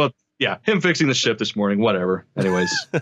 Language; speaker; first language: English; native; English